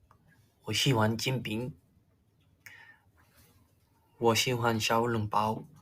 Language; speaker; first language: Chinese; non-native, learner; Korean